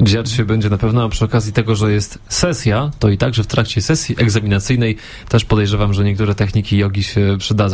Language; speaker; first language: Polish; native; Polish